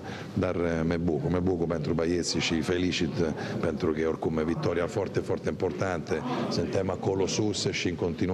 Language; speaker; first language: Romanian; non-native, fluent; Italian